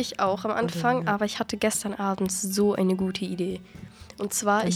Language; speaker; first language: German; native; German